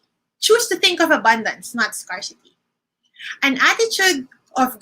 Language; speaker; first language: English; non-native, local second language; Filipino